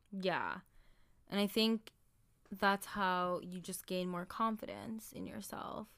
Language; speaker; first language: English; early bilingual, other home language; Somali